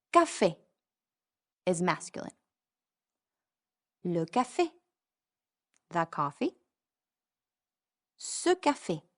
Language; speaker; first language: French; non-native, fluent; English